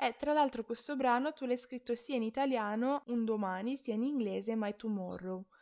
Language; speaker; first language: Italian; native; Italian